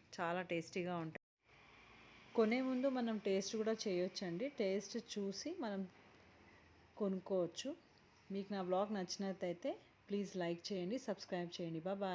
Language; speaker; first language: Telugu; non-native, local second language; Hindi